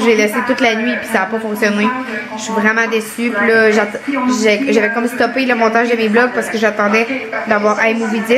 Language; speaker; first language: French; native; French